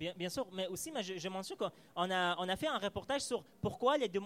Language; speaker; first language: French; non-native, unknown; Persian